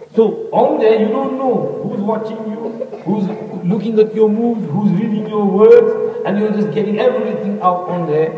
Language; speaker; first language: English; native; English